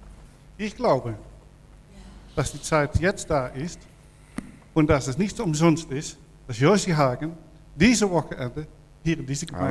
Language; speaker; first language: German; non-native, learner; Dutch